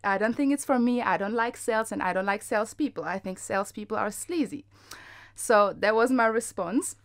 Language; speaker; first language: English; non-native, fluent; German